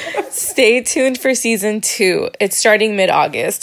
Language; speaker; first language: English; early bilingual, other home language; Spanish